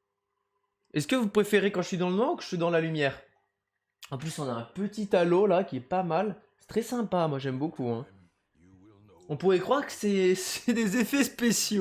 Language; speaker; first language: French; native; French